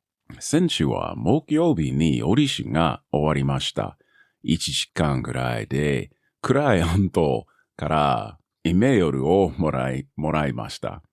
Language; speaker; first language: Japanese; non-native, learner; English